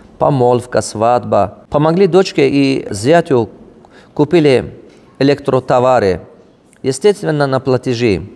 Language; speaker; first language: Russian; non-native, local second language; Tajik